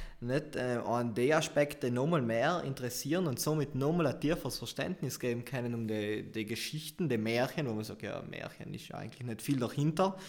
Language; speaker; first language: German; native; German